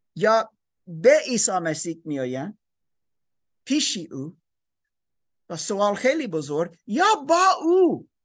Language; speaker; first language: Persian; non-native, learner; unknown